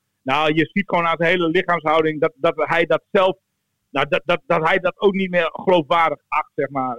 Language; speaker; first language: Dutch; native; Dutch